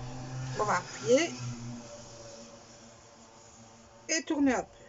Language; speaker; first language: French; native; French